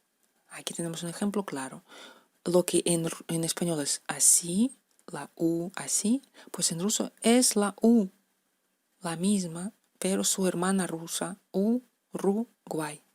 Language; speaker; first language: Spanish; non-native, fluent; Russian